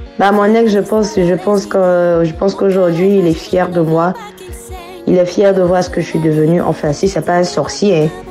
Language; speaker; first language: French; native; French